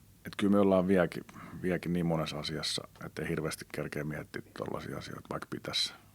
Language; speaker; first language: Finnish; native; Finnish